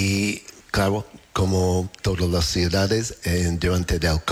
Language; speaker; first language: Spanish; non-native, learner; English